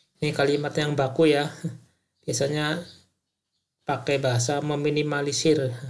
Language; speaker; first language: Indonesian; native; Indonesian